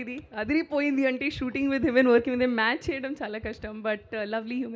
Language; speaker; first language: Telugu; non-native, local second language; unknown